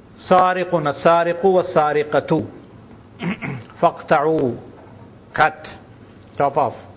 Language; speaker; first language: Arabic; non-native, fluent; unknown